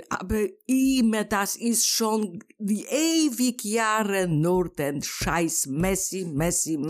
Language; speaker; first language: German; non-native, learner; Polish